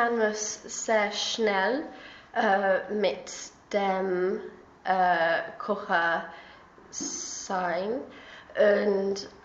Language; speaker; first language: German; non-native, learner; English